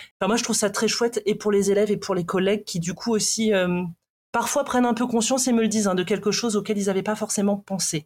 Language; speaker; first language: French; native; French